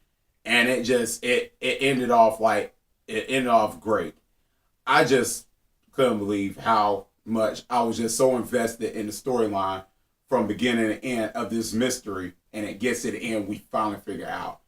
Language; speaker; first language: English; native; English